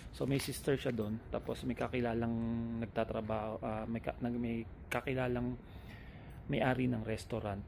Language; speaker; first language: Filipino; native; Filipino